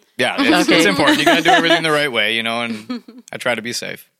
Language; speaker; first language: English; native; English